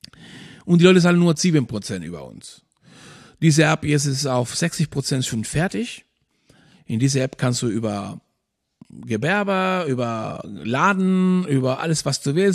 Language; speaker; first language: German; non-native, fluent; Spanish